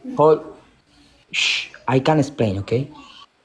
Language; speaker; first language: English; non-native, learner; Spanish